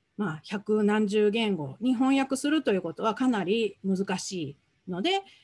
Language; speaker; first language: Japanese; native; Japanese